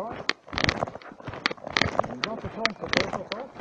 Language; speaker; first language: Polish; non-native, learner; Slovenian